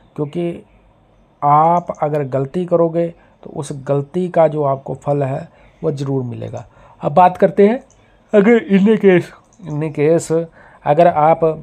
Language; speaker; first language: Hindi; native; Hindi